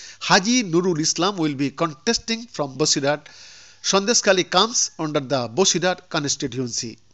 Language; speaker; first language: English; non-native, local second language; Bangla